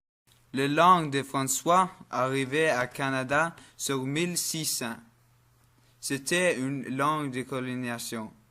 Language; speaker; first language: French; non-native, learner; Norwegian